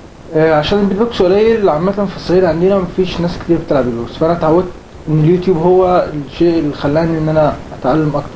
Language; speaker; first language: Arabic; native; Arabic